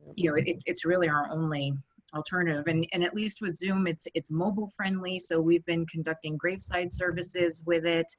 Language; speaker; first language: English; native; English